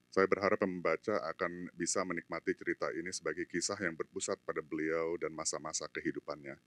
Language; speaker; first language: Indonesian; native; Indonesian